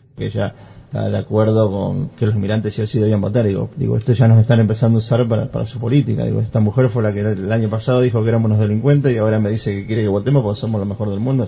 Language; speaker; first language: Spanish; native; Spanish